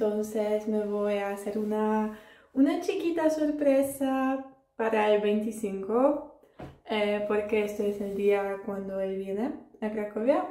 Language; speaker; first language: Spanish; non-native, learner; Polish